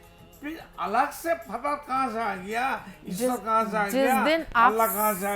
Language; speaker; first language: Hindi; non-native, local second language; Bangla